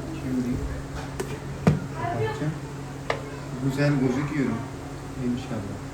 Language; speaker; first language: Turkish; non-native, learner; Urdu